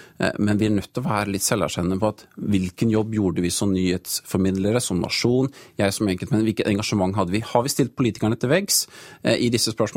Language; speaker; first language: Norwegian; native; Norwegian